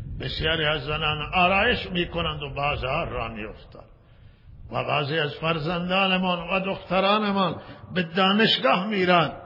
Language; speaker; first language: Persian; non-native, local second language; Baluchi